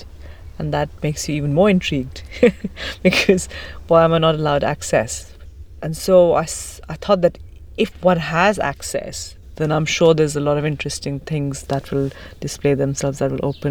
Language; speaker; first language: English; non-native, local second language; Hindi